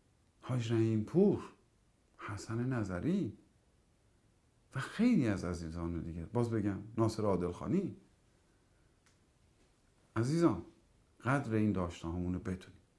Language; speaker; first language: Persian; native; Persian